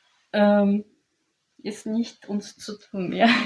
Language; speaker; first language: German; non-native, learner; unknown